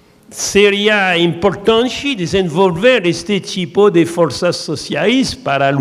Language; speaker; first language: Portuguese; non-native, learner; French